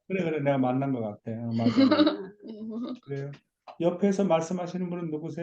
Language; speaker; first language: Korean; native; Korean